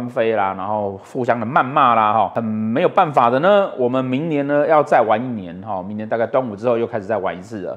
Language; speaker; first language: Chinese; native; Chinese